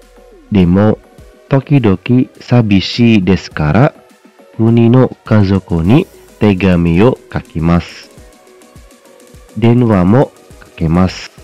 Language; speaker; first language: Japanese; non-native, fluent; Indonesian